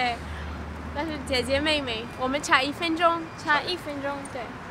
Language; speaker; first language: Chinese; non-native, fluent; Greek